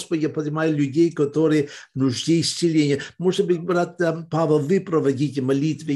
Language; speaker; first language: Russian; early bilingual, heritage; Russian